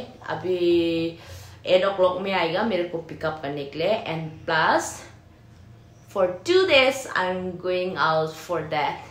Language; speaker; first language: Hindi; non-native, local second language; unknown